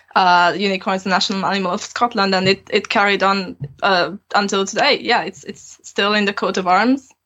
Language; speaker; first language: English; non-native, fluent; Romanian